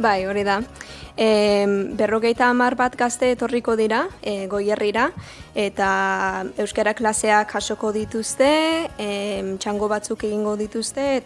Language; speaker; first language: Basque; non-native, learner; English